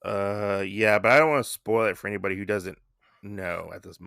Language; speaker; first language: English; native; English